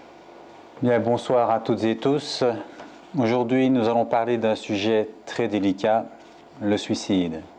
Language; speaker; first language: French; native; French